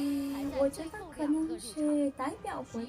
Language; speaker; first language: Chinese; non-native, learner; Spanish